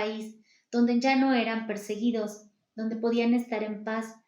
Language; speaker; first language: Spanish; native; Spanish